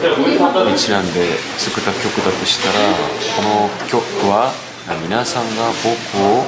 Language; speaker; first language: Japanese; non-native, fluent; Korean